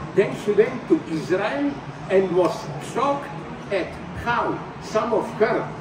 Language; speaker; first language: English; non-native, fluent; Slovenian